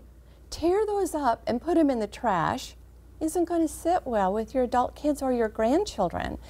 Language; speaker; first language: English; native; English